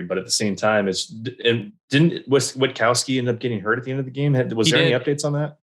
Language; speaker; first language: English; native; English